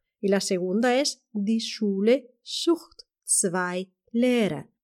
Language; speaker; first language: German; non-native, fluent; Spanish